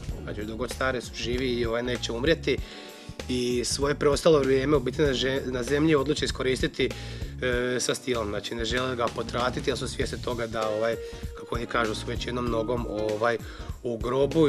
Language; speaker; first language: Croatian; native; Croatian